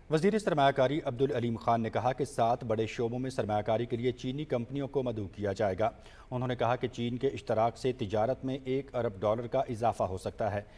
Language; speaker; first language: Urdu; native; Urdu